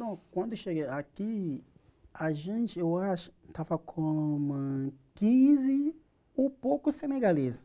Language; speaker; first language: Portuguese; non-native, learner; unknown